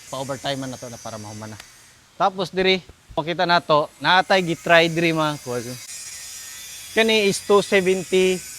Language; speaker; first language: Cebuano; native; Cebuano